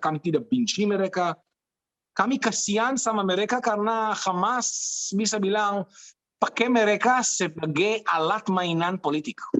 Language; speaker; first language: Indonesian; non-native, fluent; Hebrew